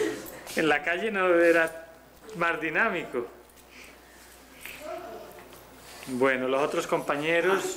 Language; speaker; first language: Spanish; native; Spanish